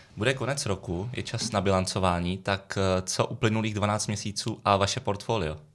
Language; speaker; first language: Czech; native; Czech